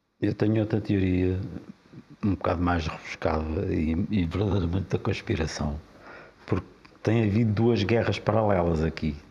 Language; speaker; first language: Portuguese; native; Portuguese